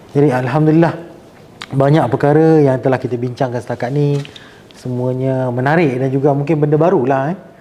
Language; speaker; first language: Malay; native; Malay